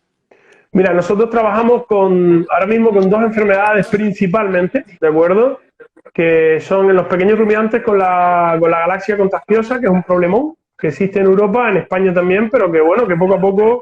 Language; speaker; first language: Spanish; native; Spanish